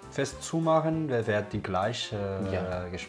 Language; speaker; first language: German; non-native, learner; Malagasy